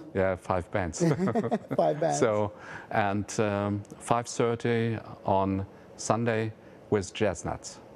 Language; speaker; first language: English; non-native, fluent; German